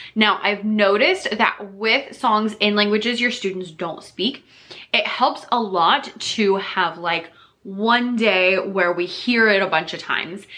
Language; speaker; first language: English; native; English